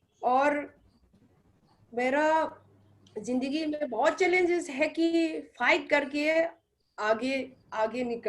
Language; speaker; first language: Hindi; non-native, local second language; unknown